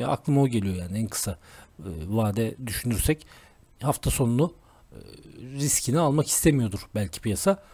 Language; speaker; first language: Turkish; native; Turkish